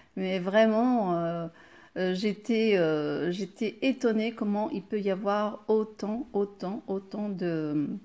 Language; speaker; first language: French; non-native, local second language; Arabic